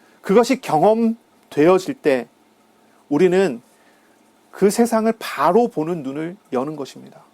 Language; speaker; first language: Korean; native; Korean